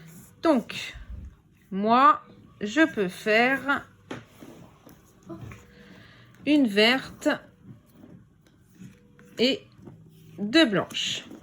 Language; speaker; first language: French; native; French